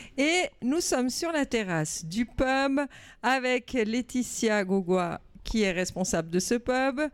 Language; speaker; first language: French; native; French